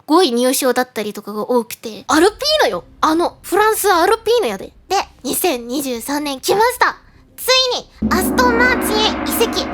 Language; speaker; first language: Japanese; native; Japanese